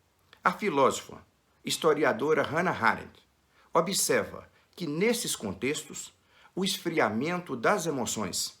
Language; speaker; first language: Portuguese; native; Portuguese